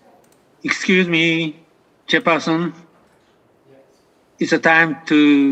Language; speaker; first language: English; non-native, fluent; Japanese